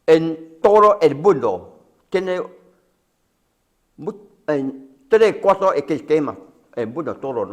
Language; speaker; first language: Spanish; non-native, learner; Chinese